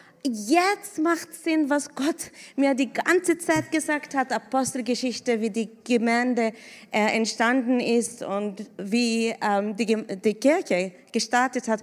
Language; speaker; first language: German; non-native, fluent; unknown